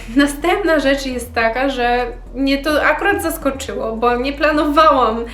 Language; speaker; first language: Polish; early bilingual, heritage; Polish